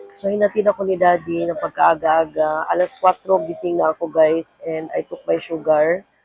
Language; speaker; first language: Filipino; non-native, local second language; Cebuano